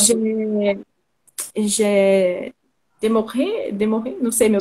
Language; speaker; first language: French; non-native, learner; Portuguese